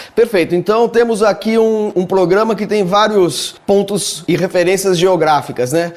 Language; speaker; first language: Portuguese; native; Portuguese